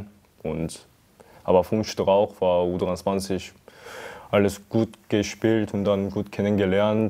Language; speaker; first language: German; non-native, learner; Korean